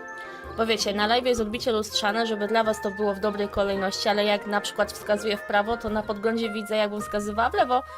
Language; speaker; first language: Polish; native; Polish